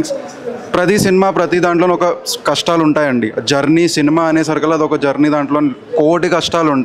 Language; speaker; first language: Telugu; native; Telugu